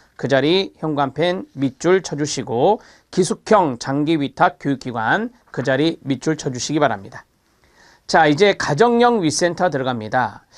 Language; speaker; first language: Korean; native; Korean